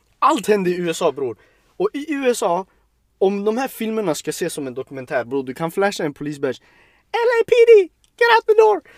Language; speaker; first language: Swedish; early bilingual, other home language; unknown